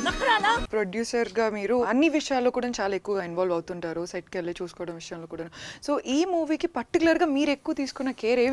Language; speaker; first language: Telugu; native; Telugu